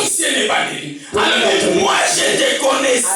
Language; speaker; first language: French; non-native, local second language; Lingala